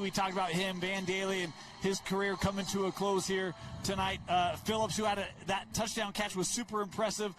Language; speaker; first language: English; native; English